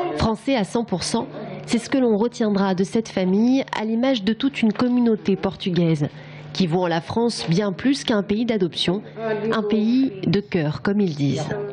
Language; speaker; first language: French; native; French